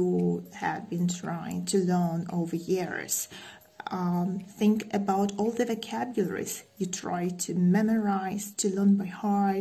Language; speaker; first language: English; non-native, fluent; Russian